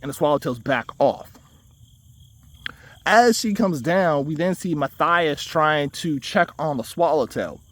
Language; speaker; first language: English; native; English